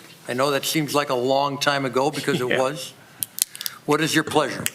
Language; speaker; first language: English; native; English